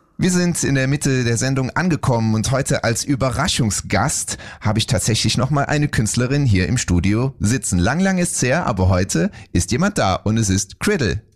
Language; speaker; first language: German; native; German